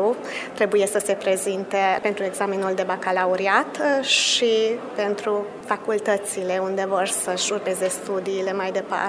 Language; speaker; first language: Romanian; early bilingual, heritage; Romanian